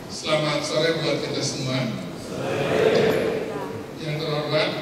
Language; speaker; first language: Indonesian; native; Indonesian